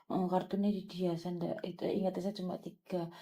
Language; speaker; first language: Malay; non-native, local second language; Javanese